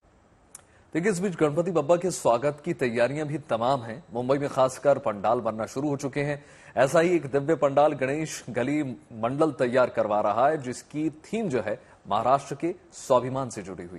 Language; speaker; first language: Hindi; native; Hindi